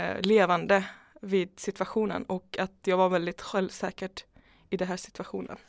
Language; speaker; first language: Swedish; non-native, fluent; Persian